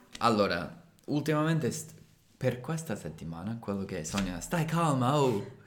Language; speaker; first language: Italian; non-native, fluent; English